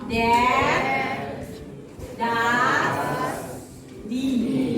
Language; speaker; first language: German; non-native, learner; Indonesian